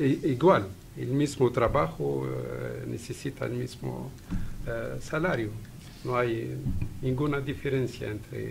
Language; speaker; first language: Spanish; non-native, fluent; Arabic